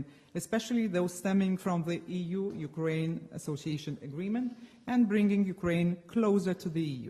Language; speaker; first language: English; non-native, fluent; Lithuanian